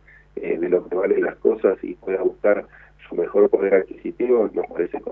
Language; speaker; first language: Spanish; native; Spanish